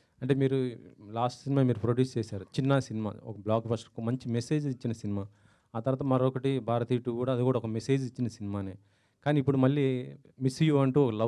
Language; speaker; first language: Telugu; native; Telugu